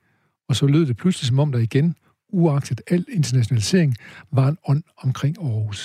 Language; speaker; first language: Danish; native; Danish